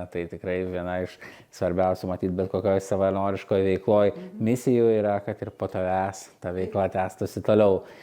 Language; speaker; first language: Lithuanian; native; Lithuanian